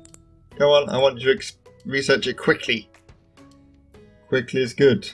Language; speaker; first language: English; native; English